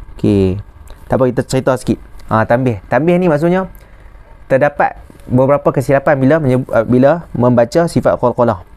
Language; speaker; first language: Malay; native; Malay